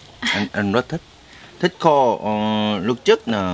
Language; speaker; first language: Vietnamese; non-native, learner; Korean